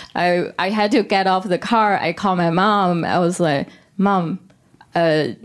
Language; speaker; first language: English; non-native, fluent; Korean